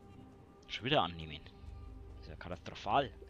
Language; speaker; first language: German; native; German